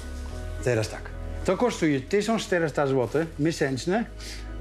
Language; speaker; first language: Polish; non-native, learner; Dutch